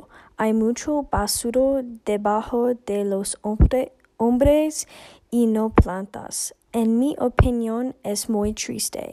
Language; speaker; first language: Spanish; non-native, learner; English